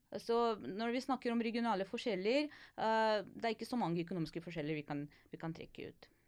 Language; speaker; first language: Norwegian; non-native, fluent; Ukrainian